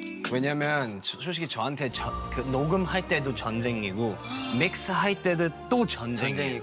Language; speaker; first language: Korean; non-native, fluent; Cantonese